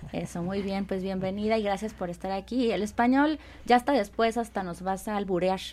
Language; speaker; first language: Spanish; native; Spanish